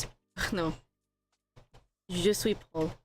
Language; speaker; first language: French; non-native, learner; English